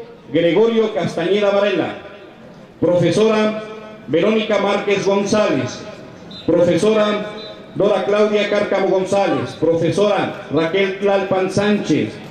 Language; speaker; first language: Spanish; native; Spanish